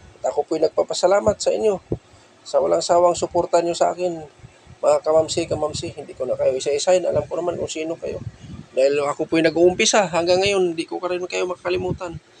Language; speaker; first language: Filipino; non-native, local second language; Cebuano